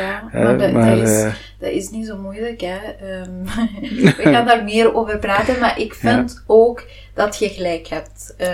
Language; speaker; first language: Dutch; non-native, local second language; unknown